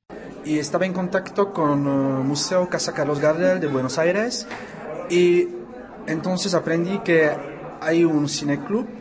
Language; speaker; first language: Spanish; non-native, fluent; Czech